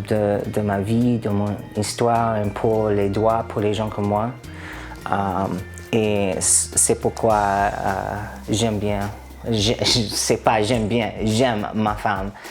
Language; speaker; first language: French; non-native, learner; English